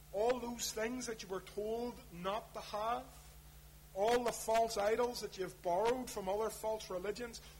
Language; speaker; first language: English; native; English